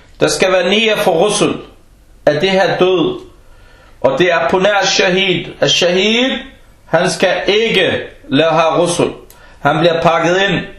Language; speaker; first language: Danish; early bilingual, other home language; Arabic